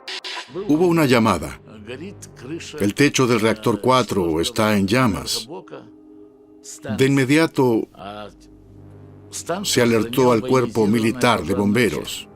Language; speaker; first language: Spanish; native; Spanish